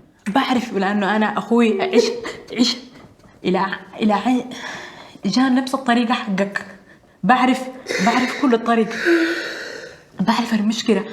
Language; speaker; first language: Arabic; native; Arabic